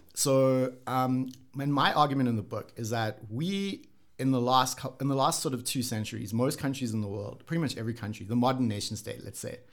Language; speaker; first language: English; native; English